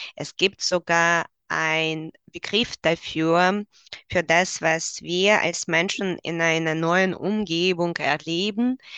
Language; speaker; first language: German; non-native, fluent; Russian